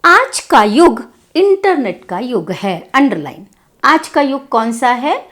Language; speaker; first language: Hindi; non-native, local second language; Kannada